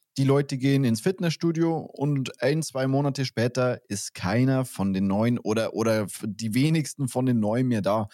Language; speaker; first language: German; native; German